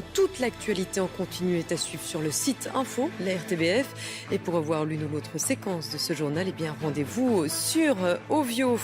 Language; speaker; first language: French; native; French